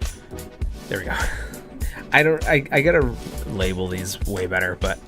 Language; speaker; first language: English; native; English